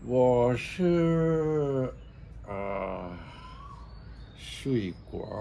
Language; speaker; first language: Chinese; non-native, learner; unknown